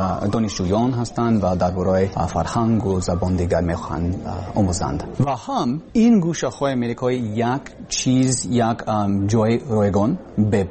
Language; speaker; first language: Persian; non-native, learner; English